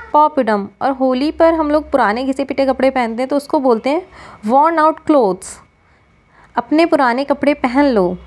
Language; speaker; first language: Hindi; native; Hindi